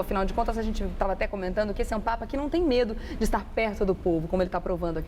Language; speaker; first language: Portuguese; native; Portuguese